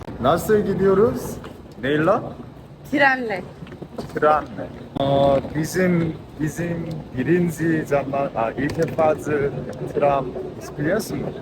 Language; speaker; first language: Turkish; non-native, learner; Korean